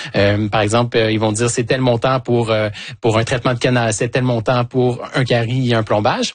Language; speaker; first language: French; native; French